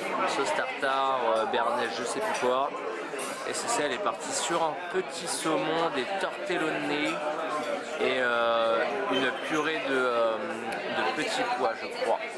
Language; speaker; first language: French; native; French